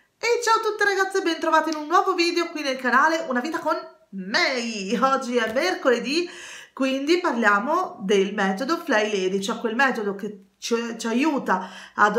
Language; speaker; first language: Italian; native; Italian